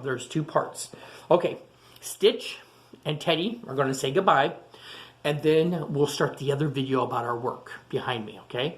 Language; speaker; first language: English; native; English